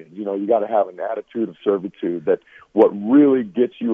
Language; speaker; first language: English; native; English